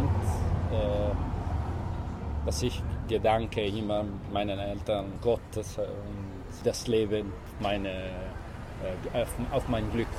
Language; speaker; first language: German; non-native, local second language; Italian